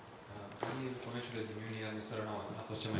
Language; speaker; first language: Romanian; native; Romanian